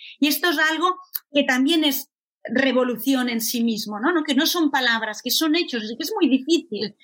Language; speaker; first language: Spanish; native; Spanish